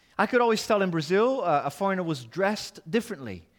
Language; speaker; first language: English; non-native, fluent; Portuguese